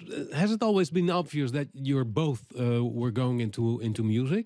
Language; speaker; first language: English; non-native, fluent; Dutch